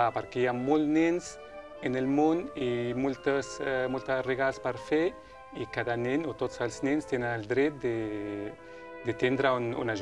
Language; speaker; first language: Catalan; non-native, local second language; Spanish